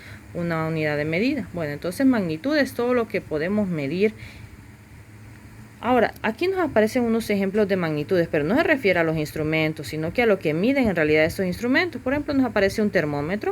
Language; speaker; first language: Spanish; native; Spanish